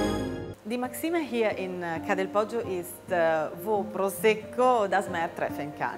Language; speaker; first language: German; non-native, learner; Italian